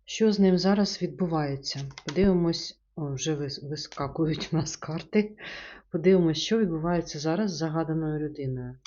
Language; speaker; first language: Ukrainian; non-native, local second language; Russian